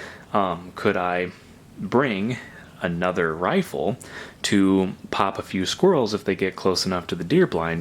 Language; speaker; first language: English; native; English